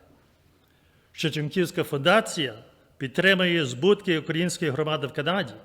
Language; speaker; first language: Ukrainian; early bilingual, heritage; English